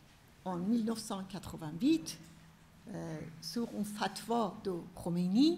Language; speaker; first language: French; non-native, fluent; Persian